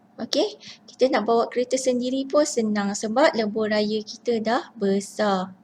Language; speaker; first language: Malay; native; Malay